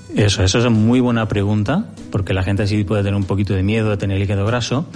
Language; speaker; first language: Spanish; native; Spanish